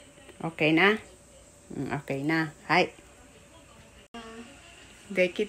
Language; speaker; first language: Japanese; non-native, fluent; Filipino